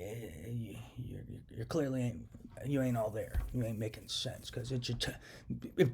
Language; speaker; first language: English; native; English